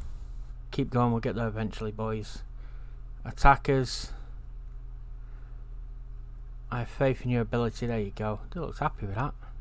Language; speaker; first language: English; native; English